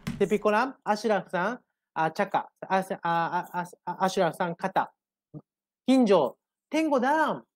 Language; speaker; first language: Malay; non-native, learner; Japanese